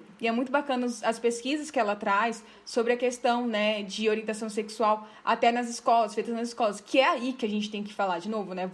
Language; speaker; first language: Portuguese; native; Portuguese